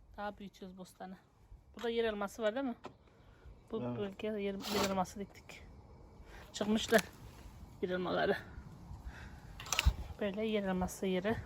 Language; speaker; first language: Turkish; native; Turkish